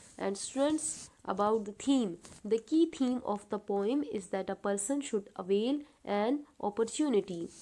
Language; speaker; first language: English; non-native, local second language; Urdu